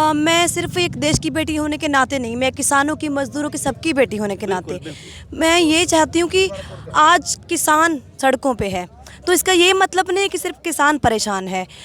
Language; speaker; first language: Hindi; non-native, local second language; Punjabi